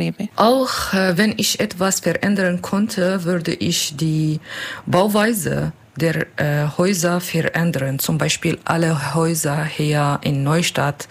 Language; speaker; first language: German; non-native, learner; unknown